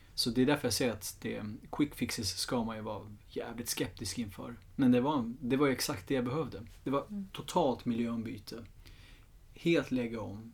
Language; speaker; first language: Swedish; early bilingual, other home language; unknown